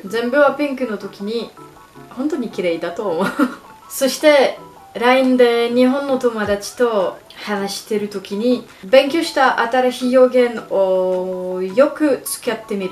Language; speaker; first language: Japanese; non-native, learner; French